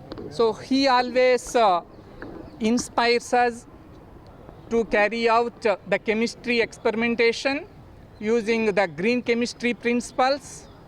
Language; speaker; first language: English; non-native, local second language; Telugu